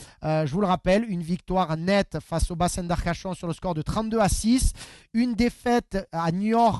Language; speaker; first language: French; native; French